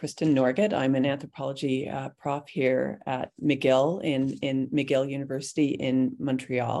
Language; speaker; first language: English; native; English